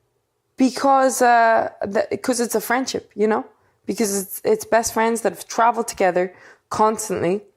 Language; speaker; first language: English; native; English